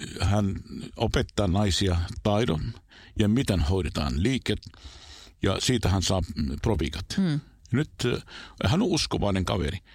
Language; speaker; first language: Finnish; non-native, fluent; Arabic